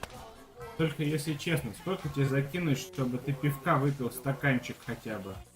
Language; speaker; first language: Russian; native; Russian